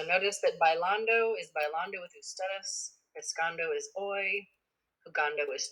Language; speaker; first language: Spanish; non-native, fluent; English